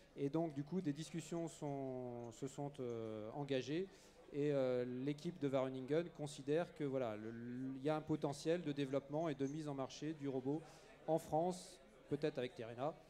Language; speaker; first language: French; native; French